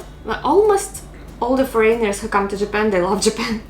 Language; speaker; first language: English; non-native, fluent; Russian